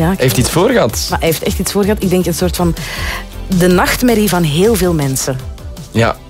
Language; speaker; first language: Dutch; native; Dutch